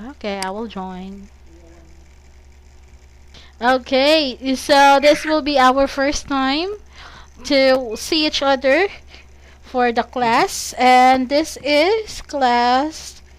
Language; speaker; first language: English; non-native, fluent; Cebuano